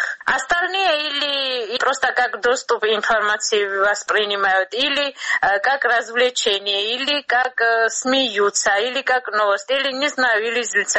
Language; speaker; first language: Russian; non-native, local second language; Georgian